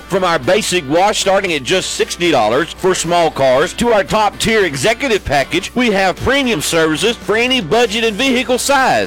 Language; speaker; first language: English; native; English